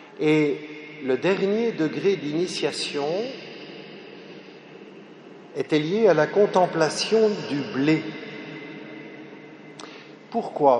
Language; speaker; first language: French; native; French